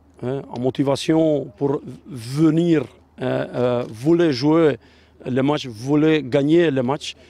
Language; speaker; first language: French; non-native, learner; Albanian